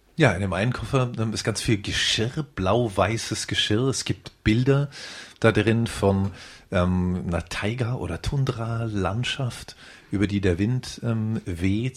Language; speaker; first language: German; native; German